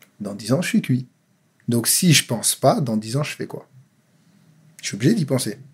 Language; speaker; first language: French; native; French